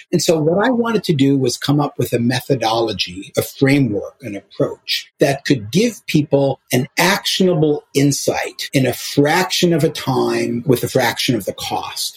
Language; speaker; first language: English; native; English